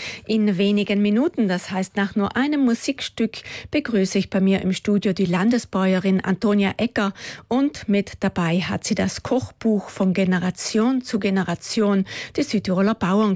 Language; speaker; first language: German; native; German